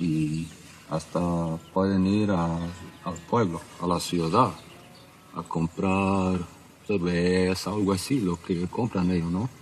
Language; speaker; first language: Spanish; non-native, local second language; Plautdietsch